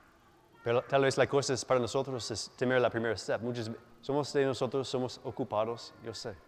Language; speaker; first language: Spanish; non-native, fluent; English